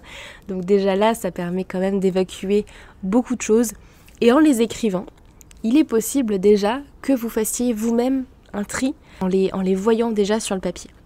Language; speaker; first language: French; native; French